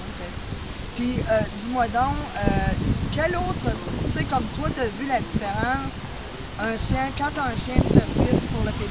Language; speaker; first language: French; native; French